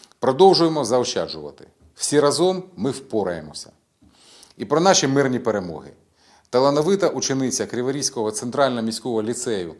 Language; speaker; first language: Ukrainian; non-native, local second language; Russian